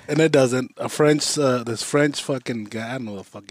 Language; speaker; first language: English; early bilingual, other home language; Spanish